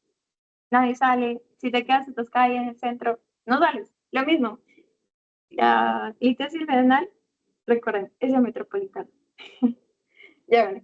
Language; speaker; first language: Spanish; native; Spanish